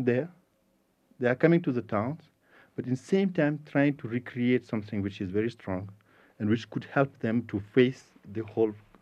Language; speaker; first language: English; non-native, fluent; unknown